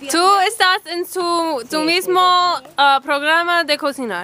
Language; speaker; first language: Spanish; non-native, learner; English